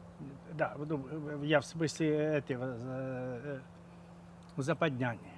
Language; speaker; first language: Russian; native; Russian